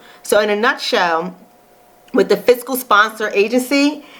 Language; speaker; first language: English; native; English